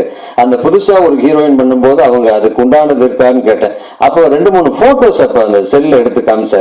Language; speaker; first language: Tamil; native; Tamil